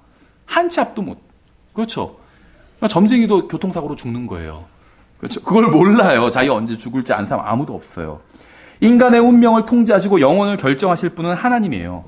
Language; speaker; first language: Korean; native; Korean